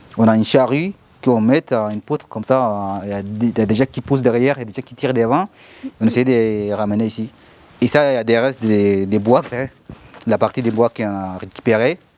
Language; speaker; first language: French; non-native, learner; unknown